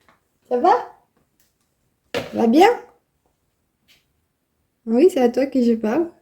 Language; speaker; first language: French; native; French